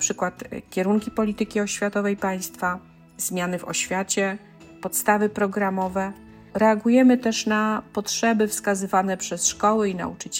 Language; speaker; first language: Polish; native; Polish